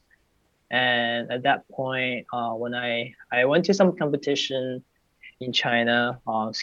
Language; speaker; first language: English; non-native, fluent; Chinese